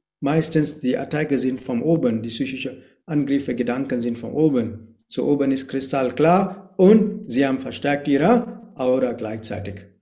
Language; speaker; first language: German; non-native, fluent; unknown